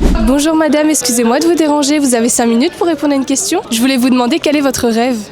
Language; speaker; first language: French; native; French